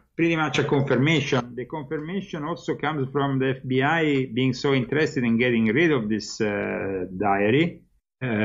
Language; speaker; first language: English; non-native, fluent; Italian